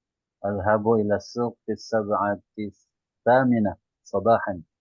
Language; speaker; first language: Arabic; non-native, learner; Indonesian